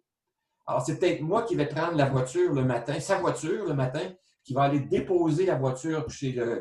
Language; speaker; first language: French; native; French